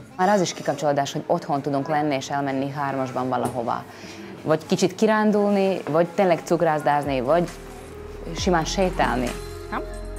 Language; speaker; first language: Hungarian; non-native, fluent; Latvian